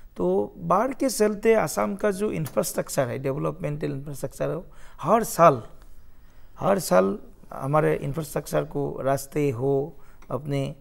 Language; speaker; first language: Hindi; non-native, local second language; Assamese